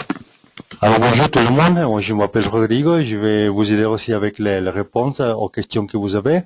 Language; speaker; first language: French; non-native, fluent; Spanish